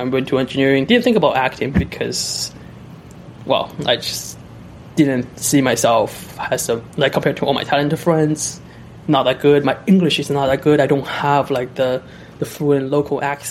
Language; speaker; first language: English; non-native, fluent; Chinese